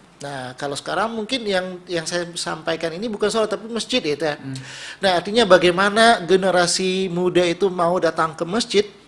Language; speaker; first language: Indonesian; non-native, local second language; Minangkabau